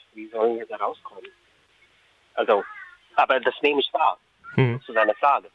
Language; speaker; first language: German; non-native, fluent; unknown